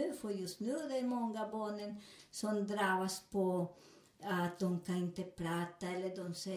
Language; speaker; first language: Swedish; non-native, fluent; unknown